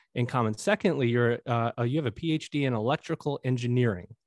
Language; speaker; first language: English; native; English